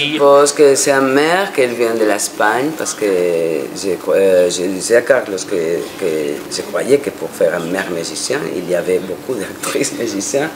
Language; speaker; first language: French; non-native, fluent; Spanish